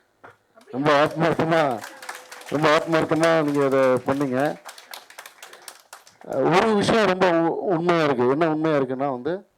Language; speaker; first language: Tamil; native; Tamil